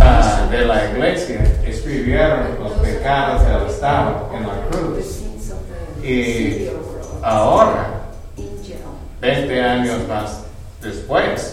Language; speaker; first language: Spanish; non-native, learner; English